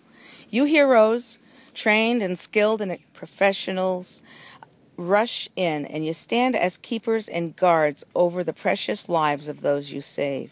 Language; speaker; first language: English; native; English